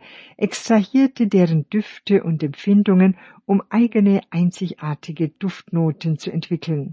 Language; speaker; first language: German; native; German